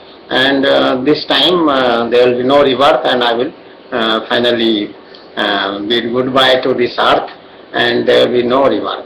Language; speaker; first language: English; non-native, local second language; Odia